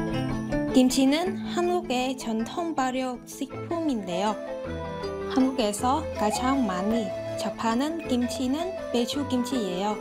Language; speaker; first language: Korean; non-native, fluent; Vietnamese